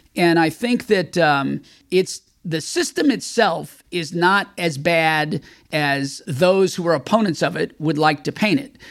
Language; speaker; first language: English; native; English